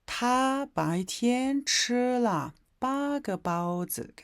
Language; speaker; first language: Chinese; non-native, fluent; Mongolian